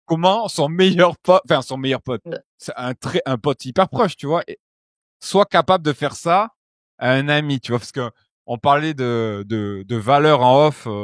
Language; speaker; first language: French; native; French